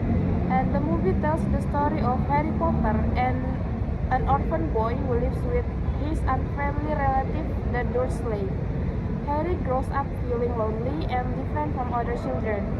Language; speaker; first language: English; non-native, learner; Indonesian